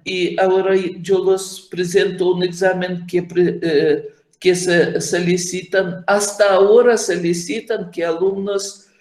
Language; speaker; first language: Spanish; non-native, fluent; Ukrainian